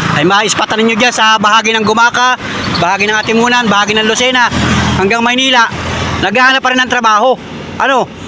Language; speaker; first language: Filipino; native; Filipino